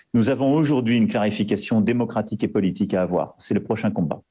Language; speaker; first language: French; native; French